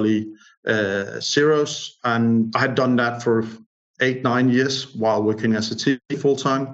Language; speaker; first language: English; non-native, fluent; Danish